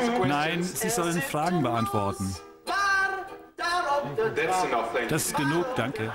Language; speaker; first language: German; non-native, fluent; Dutch